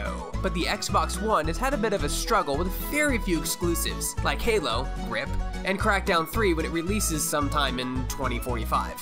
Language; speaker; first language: English; native; English